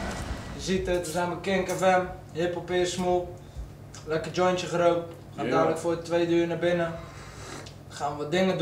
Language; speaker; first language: Dutch; native; Dutch